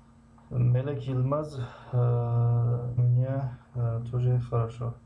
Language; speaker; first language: Russian; non-native, learner; Persian